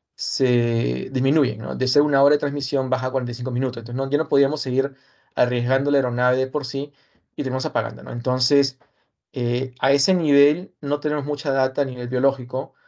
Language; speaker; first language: Spanish; native; Spanish